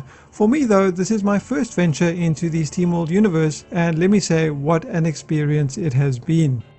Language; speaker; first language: English; native; English